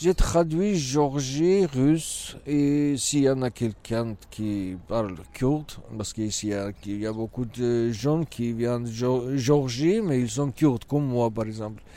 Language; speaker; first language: French; non-native, learner; Kurdish